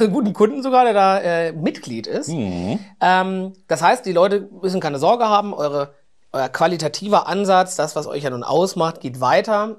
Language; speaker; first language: German; native; German